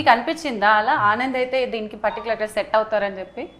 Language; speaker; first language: Telugu; native; Telugu